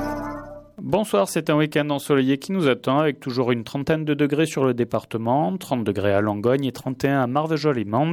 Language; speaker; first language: French; native; French